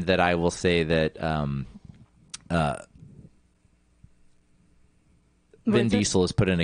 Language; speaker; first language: English; native; English